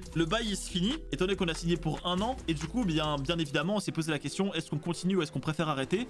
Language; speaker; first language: French; native; French